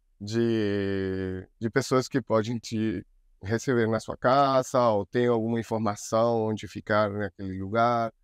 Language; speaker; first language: Portuguese; non-native, learner; Spanish